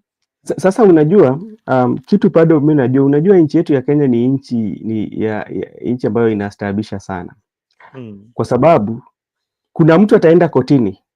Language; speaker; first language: Swahili; non-native, local second language; Luo (Kenya and Tanzania)